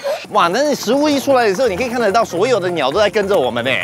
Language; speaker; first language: Chinese; native; Chinese